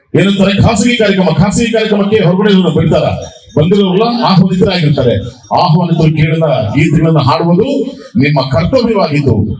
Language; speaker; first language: Kannada; non-native, local second language; Malayalam